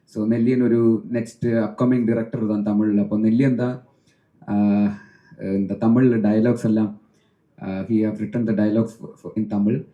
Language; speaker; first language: Tamil; non-native, learner; Malayalam